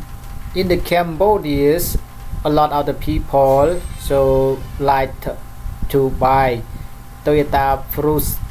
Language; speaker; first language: English; non-native, learner; Khmer